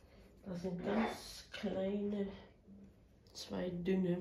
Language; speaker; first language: German; non-native, fluent; Bosnian